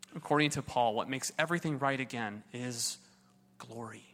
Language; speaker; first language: English; native; English